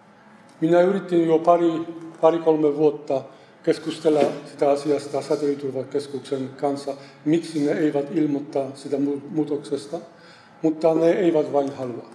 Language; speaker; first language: Finnish; non-native, fluent; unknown